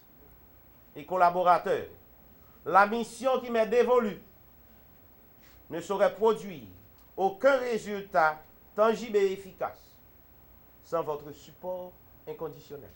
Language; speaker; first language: French; non-native, local second language; Haitian Creole